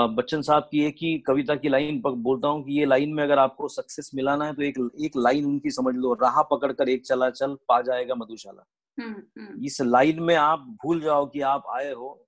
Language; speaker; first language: Hindi; non-native, local second language; Marathi